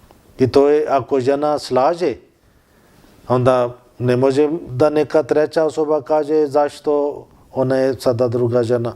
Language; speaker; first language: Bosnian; non-native, learner; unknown